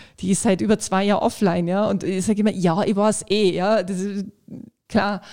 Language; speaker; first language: German; native; German